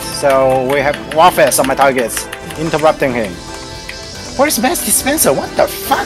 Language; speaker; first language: English; non-native, learner; Japanese